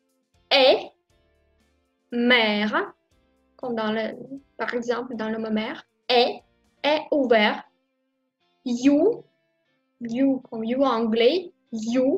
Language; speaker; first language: French; non-native, fluent; Russian